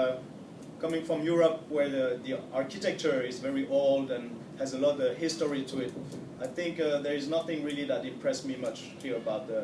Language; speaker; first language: English; non-native, fluent; French